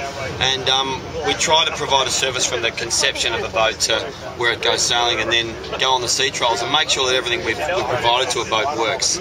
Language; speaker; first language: English; native; English